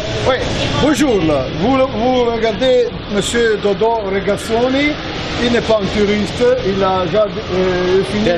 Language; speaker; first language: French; non-native, learner; Italian